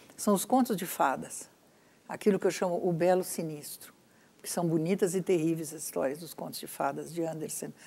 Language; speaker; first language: Portuguese; native; Portuguese